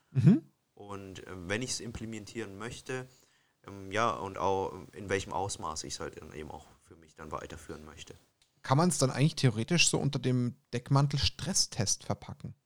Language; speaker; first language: German; native; German